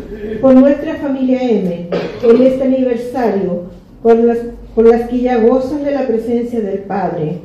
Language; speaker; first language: Spanish; native; Spanish